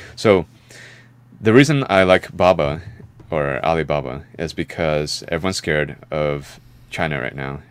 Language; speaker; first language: English; native; English